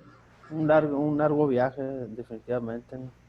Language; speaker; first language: Spanish; native; Spanish